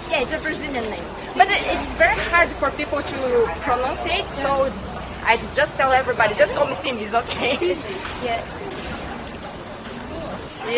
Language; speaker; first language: English; non-native, fluent; Portuguese